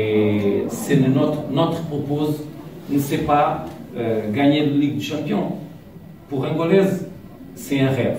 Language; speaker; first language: French; non-native, learner; Portuguese